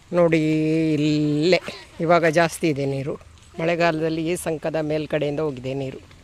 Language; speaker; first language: Kannada; native; Kannada